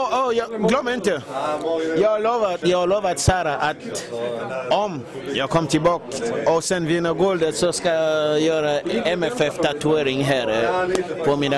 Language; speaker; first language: Swedish; non-native, fluent; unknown